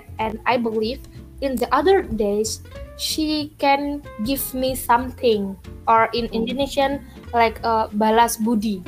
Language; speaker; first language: English; non-native, learner; Indonesian